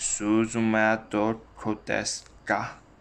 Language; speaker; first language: Japanese; non-native, learner; Chinese